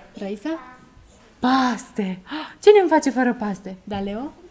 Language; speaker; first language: Romanian; native; Romanian